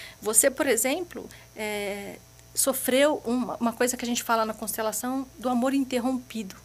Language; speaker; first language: Portuguese; early bilingual, other home language; Arabic